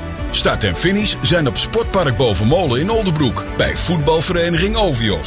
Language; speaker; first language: Dutch; native; Dutch